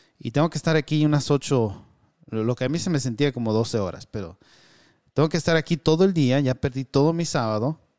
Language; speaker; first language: Spanish; early bilingual, heritage; Spanish